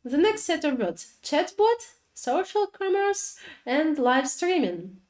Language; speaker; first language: English; non-native, fluent; Ukrainian